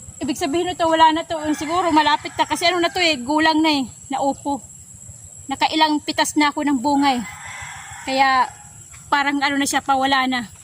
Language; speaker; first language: Filipino; non-native, local second language; Waray